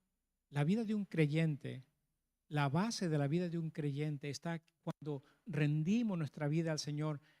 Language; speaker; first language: Spanish; native; Spanish